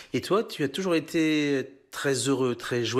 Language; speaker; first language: French; native; French